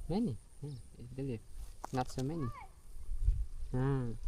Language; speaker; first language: English; non-native, learner; Indonesian